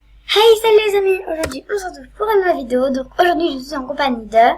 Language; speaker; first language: French; native; French